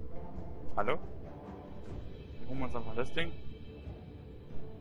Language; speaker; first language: German; native; German